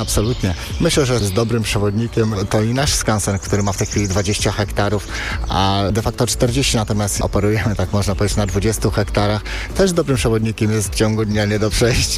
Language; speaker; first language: Polish; native; Polish